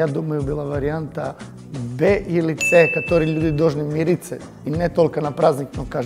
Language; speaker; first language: Russian; non-native, learner; Serbian